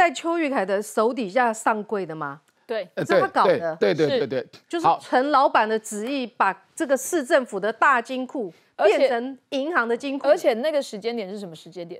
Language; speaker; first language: Chinese; native; Chinese